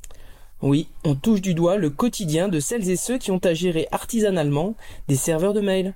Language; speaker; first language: French; native; French